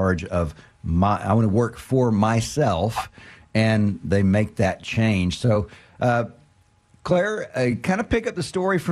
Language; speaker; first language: English; native; English